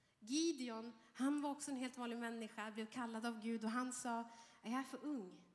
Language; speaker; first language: Swedish; early bilingual, other home language; Arabic